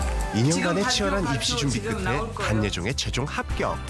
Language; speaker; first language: Korean; native; Korean